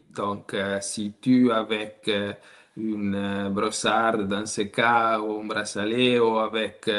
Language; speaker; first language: French; non-native, learner; Italian